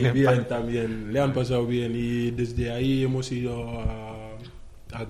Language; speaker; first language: Spanish; non-native, fluent; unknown